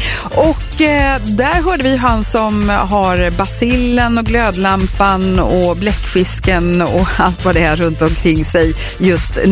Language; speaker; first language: Swedish; native; Swedish